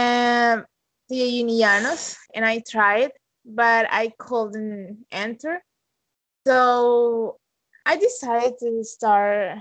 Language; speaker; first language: English; non-native, fluent; Spanish